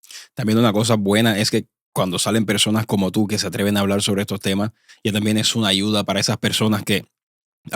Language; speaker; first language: Spanish; native; Spanish